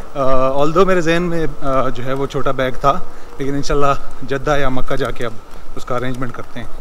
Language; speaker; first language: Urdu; native; Urdu